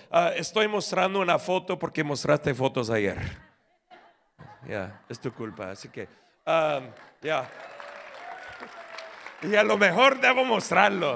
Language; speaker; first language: Spanish; non-native, fluent; English